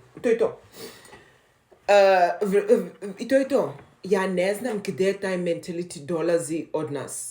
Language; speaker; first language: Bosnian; non-native, learner; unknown